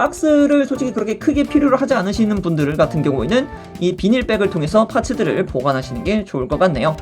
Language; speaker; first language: Korean; native; Korean